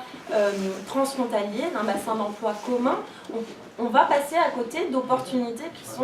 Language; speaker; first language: French; native; French